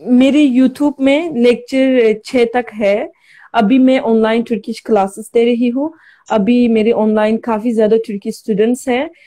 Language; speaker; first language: Hindi; non-native, learner; Turkish